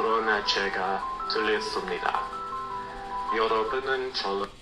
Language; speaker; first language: Korean; non-native, learner; English